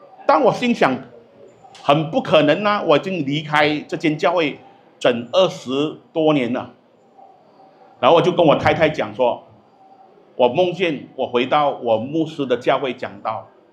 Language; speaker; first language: Chinese; native; Chinese